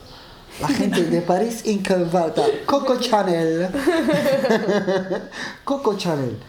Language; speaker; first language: Spanish; non-native, learner; Arabic